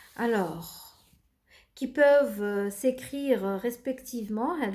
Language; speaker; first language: French; non-native, local second language; Arabic